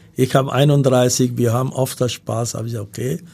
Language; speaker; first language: German; non-native, learner; Punjabi